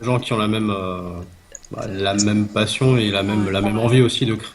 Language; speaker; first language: French; native; French